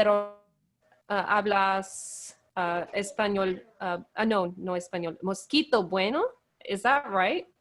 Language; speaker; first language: Spanish; non-native, learner; English